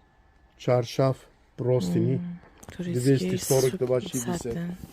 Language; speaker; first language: Russian; non-native, learner; Turkish